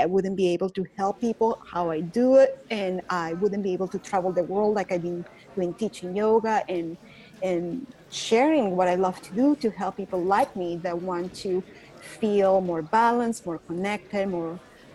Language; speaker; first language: English; non-native, fluent; Spanish